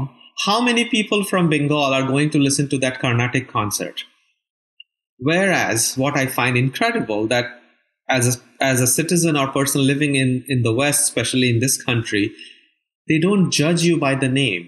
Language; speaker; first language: English; non-native, local second language; Bangla